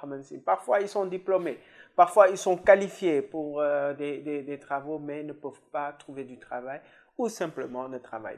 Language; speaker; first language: French; non-native, local second language; Wolof